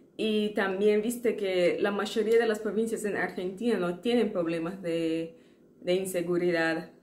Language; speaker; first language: Spanish; non-native, fluent; English